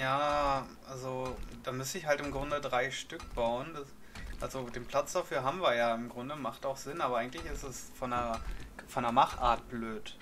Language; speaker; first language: German; native; German